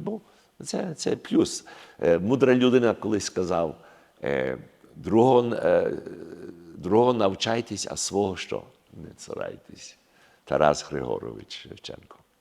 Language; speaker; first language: Ukrainian; early bilingual, heritage; Ukrainian